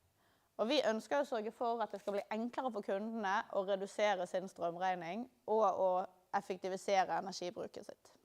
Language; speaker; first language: Norwegian; native; Norwegian